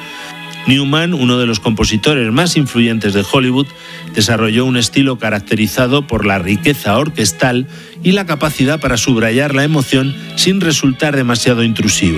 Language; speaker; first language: Spanish; native; Spanish